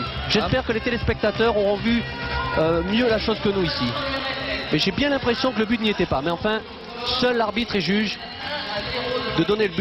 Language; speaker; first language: French; native; French